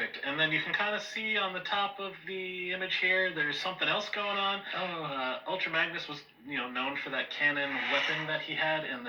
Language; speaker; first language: English; native; English